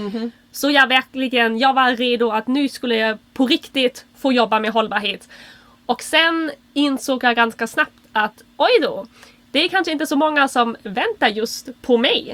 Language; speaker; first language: Swedish; non-native, fluent; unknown